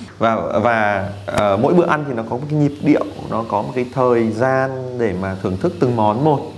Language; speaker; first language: Vietnamese; native; Vietnamese